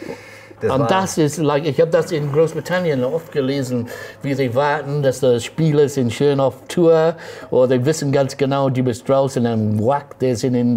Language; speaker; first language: German; non-native, fluent; English